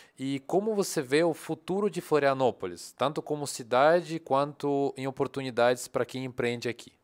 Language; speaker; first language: Portuguese; non-native, fluent; Russian